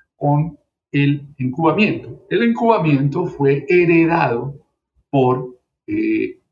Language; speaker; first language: Spanish; native; Spanish